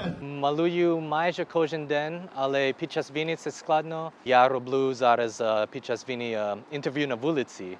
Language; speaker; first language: Ukrainian; non-native, learner; English